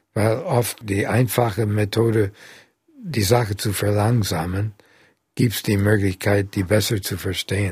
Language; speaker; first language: German; non-native, fluent; English